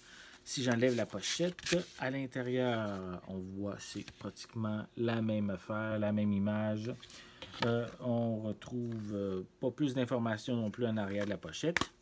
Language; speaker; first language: French; native; French